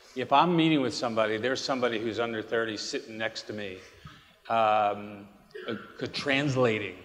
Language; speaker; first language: English; native; English